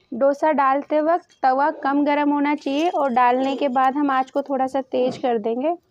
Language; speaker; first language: Hindi; native; Hindi